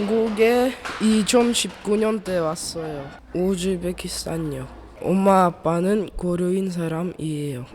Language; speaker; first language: Korean; early bilingual, other home language; Russian